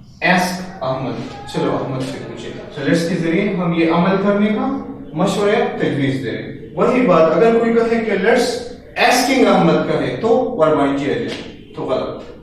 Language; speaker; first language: Urdu; non-native, local second language; Pashto